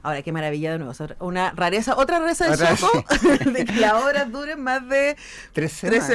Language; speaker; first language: Spanish; native; Spanish